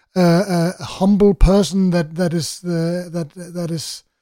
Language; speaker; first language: English; non-native, fluent; Danish